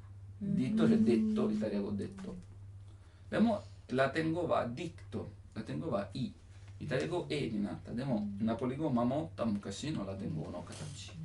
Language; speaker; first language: Japanese; non-native, learner; Italian